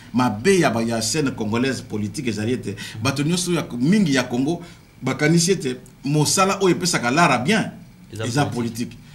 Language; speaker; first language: French; non-native, local second language; Kongo